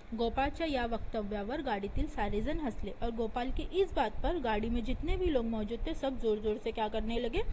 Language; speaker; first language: Hindi; non-native, local second language; Marathi